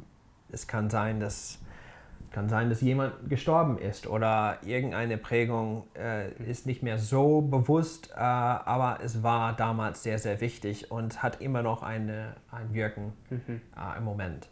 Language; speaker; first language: German; non-native, fluent; English